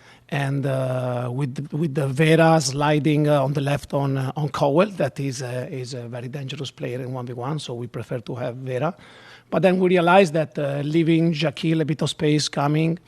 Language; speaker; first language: English; non-native, fluent; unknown